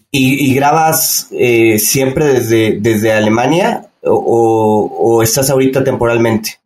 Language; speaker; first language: Spanish; native; Spanish